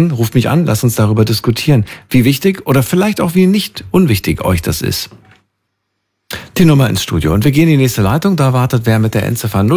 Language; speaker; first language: German; native; German